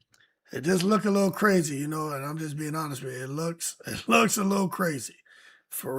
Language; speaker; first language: English; native; English